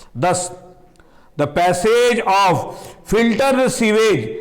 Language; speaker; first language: Hindi; non-native, local second language; Marathi